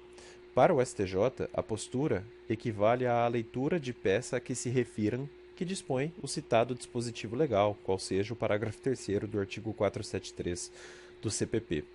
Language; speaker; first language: Portuguese; native; Portuguese